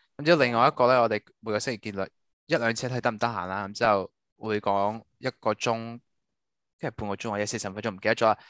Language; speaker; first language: Cantonese; early bilingual, heritage; Cantonese